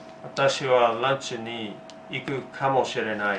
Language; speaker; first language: Japanese; non-native, learner; English